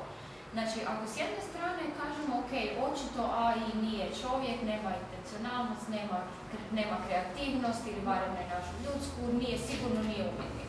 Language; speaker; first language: Croatian; native; Croatian